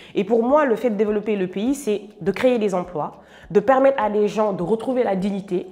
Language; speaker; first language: French; non-native, local second language; Wolof